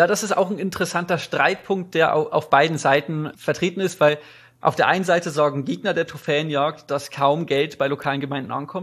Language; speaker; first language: German; native; German